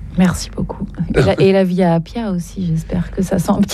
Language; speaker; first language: French; native; French